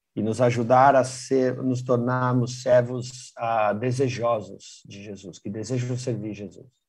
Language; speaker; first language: Portuguese; native; Portuguese